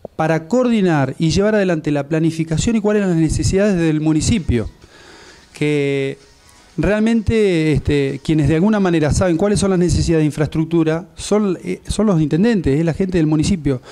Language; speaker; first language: Spanish; native; Spanish